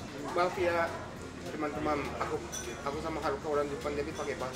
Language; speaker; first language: Indonesian; non-native, fluent; Japanese